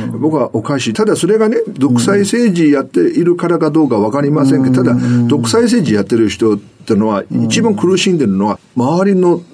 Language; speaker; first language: Japanese; non-native, fluent; Chinese